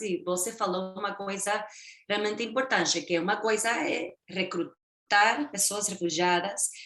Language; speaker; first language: Portuguese; non-native, fluent; Spanish